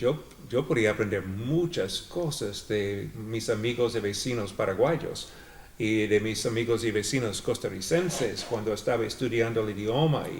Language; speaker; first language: Spanish; non-native, fluent; English